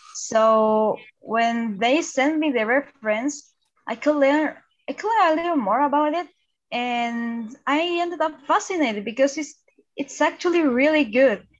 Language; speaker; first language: English; non-native, fluent; Spanish